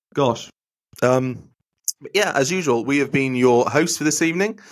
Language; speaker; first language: English; native; English